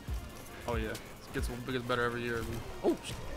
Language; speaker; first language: English; native; English